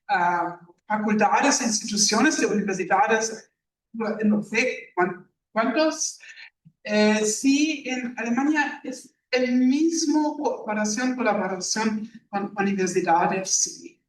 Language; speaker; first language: Spanish; non-native, learner; German